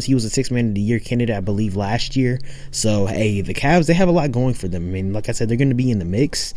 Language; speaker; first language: English; native; English